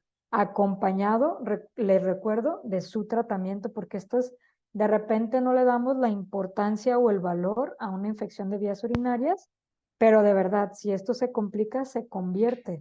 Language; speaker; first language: Spanish; native; Spanish